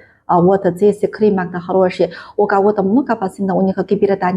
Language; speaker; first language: Russian; non-native, learner; Chinese